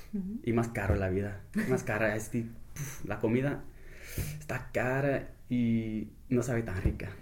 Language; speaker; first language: Spanish; non-native, fluent; English